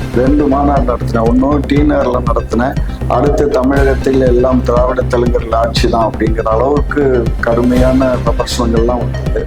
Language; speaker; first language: Tamil; non-native, local second language; Telugu